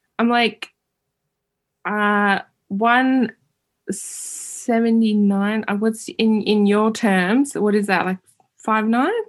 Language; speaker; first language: English; early bilingual, other home language; Uyghur